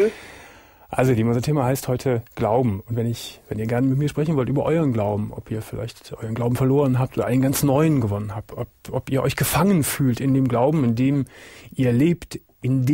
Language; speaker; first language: German; native; German